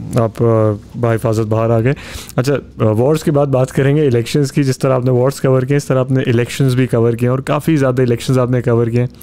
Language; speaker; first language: Urdu; native; Urdu